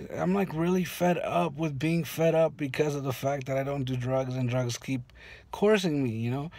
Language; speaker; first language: English; early bilingual, other home language; Spanish